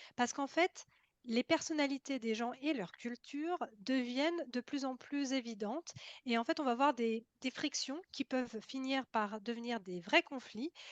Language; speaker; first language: French; native; French